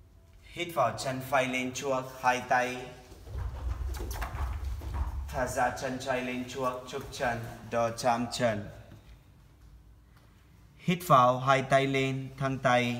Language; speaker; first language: Vietnamese; non-native, learner; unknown